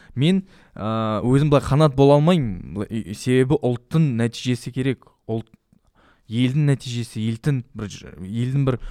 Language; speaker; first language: Kazakh; non-native, local second language; Russian